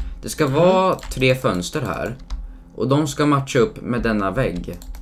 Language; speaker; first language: Swedish; native; Swedish